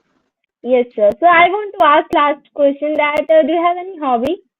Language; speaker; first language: English; non-native, learner; Hindi